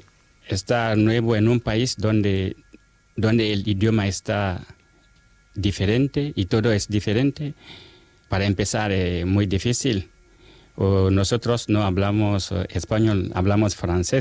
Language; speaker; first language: Spanish; non-native, fluent; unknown